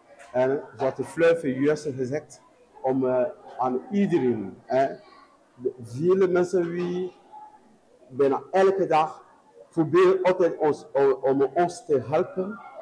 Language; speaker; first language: Dutch; non-native, learner; French